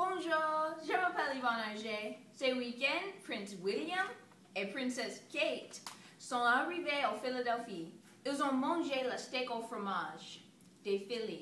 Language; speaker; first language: French; non-native, learner; English